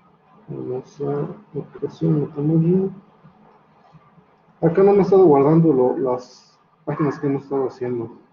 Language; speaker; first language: Spanish; native; Spanish